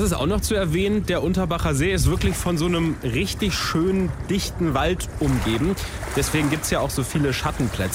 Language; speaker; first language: German; native; German